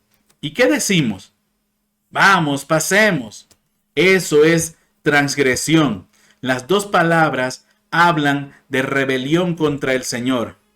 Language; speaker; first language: Spanish; non-native, fluent; English